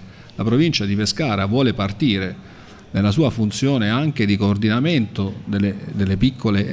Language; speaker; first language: Italian; native; Italian